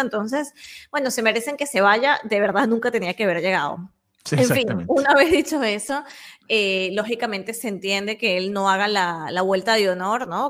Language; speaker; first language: Spanish; native; Spanish